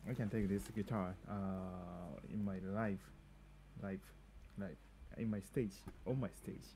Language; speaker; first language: English; non-native, learner; Japanese